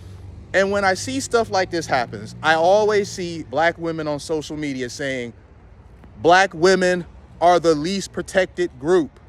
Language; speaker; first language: English; native; English